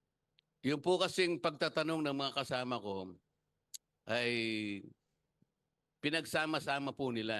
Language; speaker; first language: Filipino; native; Filipino